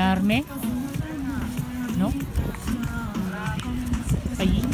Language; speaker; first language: Spanish; non-native, learner; English